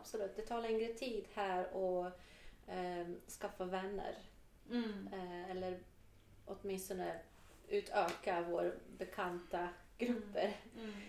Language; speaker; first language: Swedish; non-native, fluent; Portuguese